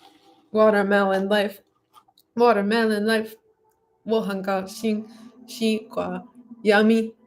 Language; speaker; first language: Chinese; non-native, learner; English